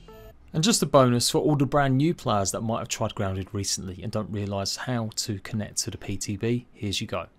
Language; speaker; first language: English; native; English